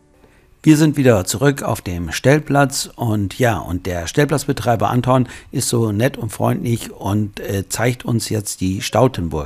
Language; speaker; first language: German; native; German